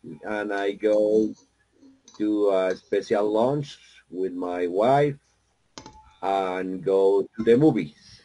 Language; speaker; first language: English; non-native, learner; Spanish